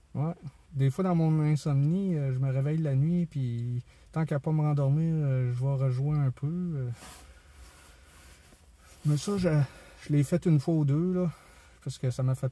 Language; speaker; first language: French; native; French